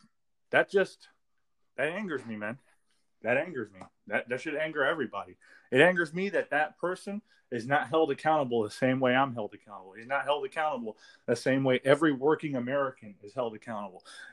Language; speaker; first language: English; native; English